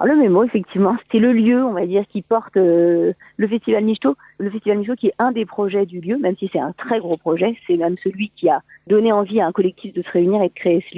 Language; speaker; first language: French; native; French